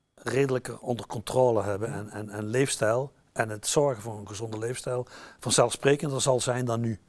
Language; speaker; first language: Dutch; native; Dutch